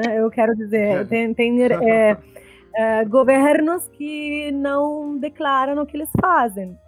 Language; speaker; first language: Portuguese; non-native, fluent; Italian